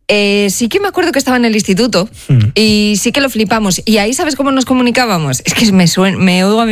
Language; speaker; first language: Spanish; native; Spanish